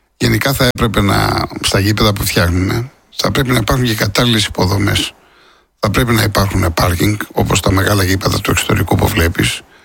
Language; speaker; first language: Greek; native; Greek